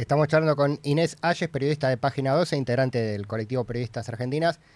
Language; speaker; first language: Spanish; native; Spanish